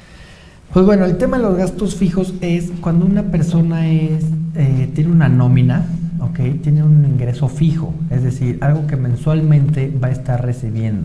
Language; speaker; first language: Spanish; native; Spanish